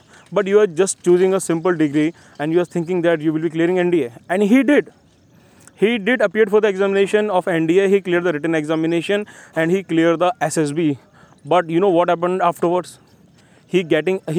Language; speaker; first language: English; non-native, local second language; Hindi